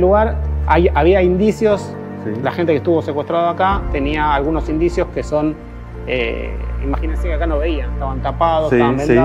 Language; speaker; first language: Spanish; native; Spanish